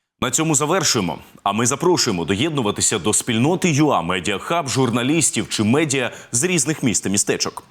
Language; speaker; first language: Ukrainian; native; Ukrainian